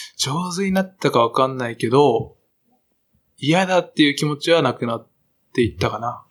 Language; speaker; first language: Japanese; native; Japanese